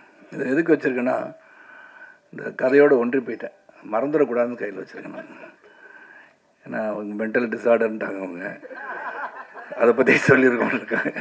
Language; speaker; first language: Tamil; native; Tamil